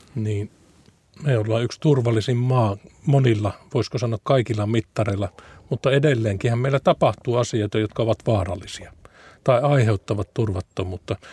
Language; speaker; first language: Finnish; native; Finnish